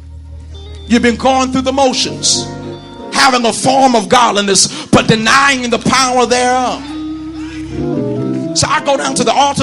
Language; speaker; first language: English; native; English